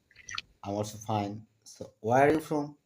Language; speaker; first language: English; non-native, learner; Bangla